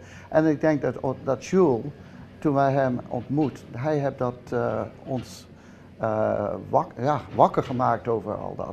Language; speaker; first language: Dutch; early bilingual, heritage; Dutch